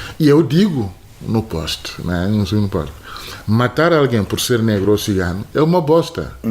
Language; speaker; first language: Portuguese; non-native, fluent; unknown